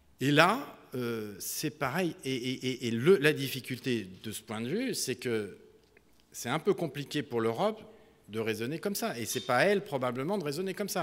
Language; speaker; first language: French; native; French